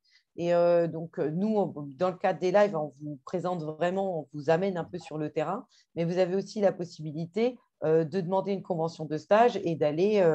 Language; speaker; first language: French; native; French